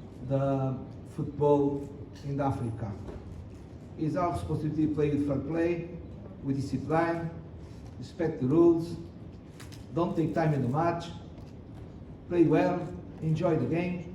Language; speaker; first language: English; non-native, learner; Portuguese